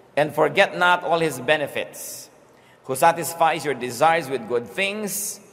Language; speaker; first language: English; non-native, local second language; Filipino